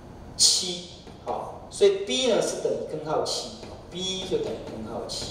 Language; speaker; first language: Chinese; native; Chinese